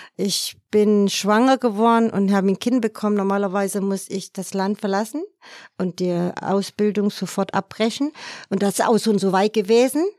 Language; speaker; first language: German; non-native, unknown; Vietnamese